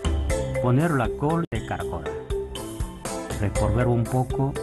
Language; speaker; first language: Spanish; non-native, fluent; Chinese